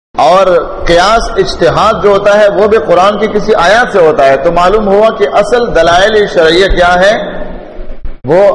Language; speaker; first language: Urdu; non-native, local second language; Pashto